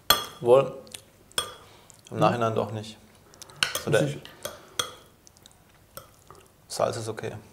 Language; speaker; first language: German; native; German